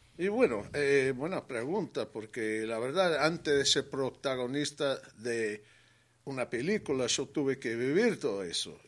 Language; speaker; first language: Spanish; non-native, fluent; English